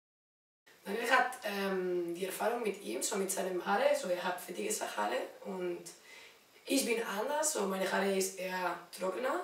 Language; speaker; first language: German; non-native, learner; Spanish